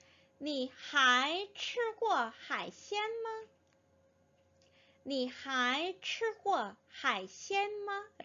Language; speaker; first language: Chinese; non-native, fluent; Korean